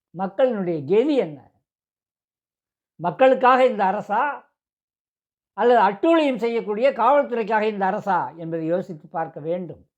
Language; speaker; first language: Tamil; native; Tamil